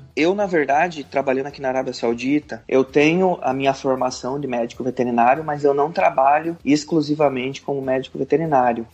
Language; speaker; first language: Portuguese; native; Portuguese